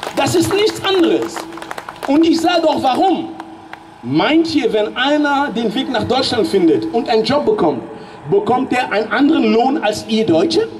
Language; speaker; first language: German; early bilingual, other home language; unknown